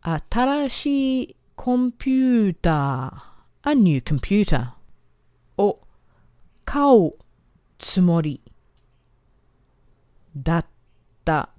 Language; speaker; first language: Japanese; non-native, fluent; English